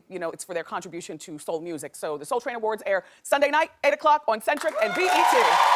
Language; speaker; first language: English; native; English